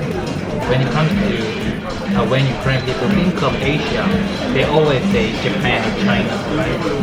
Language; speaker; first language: English; non-native, learner; Korean